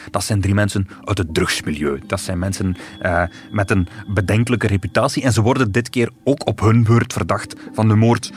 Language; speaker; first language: Dutch; native; Dutch